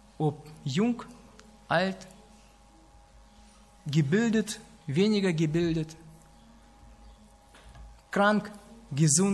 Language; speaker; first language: German; non-native, fluent; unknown